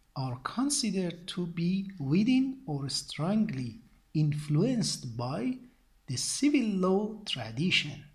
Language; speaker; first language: English; non-native, fluent; Persian